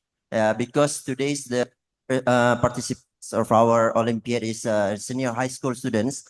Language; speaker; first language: English; non-native, fluent; Indonesian